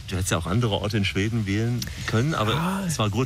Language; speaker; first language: German; native; German